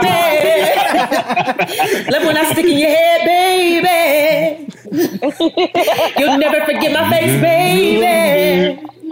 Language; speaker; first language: English; native; English